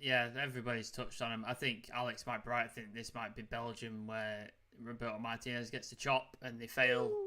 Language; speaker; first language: English; native; English